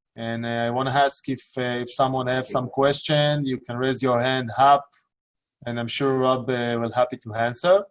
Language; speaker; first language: English; non-native, learner; Hebrew